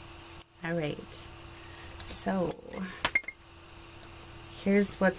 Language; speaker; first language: English; native; English